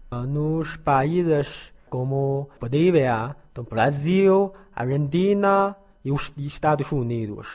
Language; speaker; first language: Portuguese; non-native, learner; Chinese